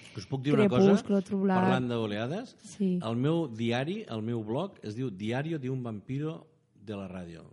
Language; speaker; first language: Catalan; native; Catalan